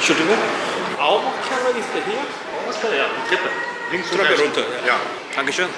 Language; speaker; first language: German; non-native, learner; Korean